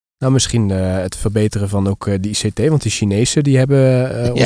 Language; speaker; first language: Dutch; native; Dutch